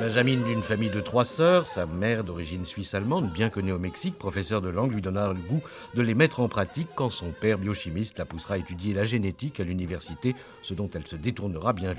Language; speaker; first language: French; native; French